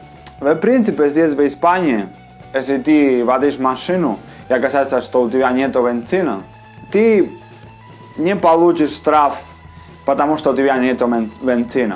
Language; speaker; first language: Russian; non-native, fluent; Spanish